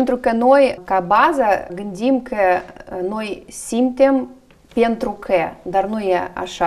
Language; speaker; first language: Romanian; non-native, learner; Russian